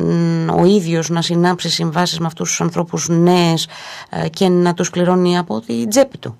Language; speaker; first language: Greek; native; Greek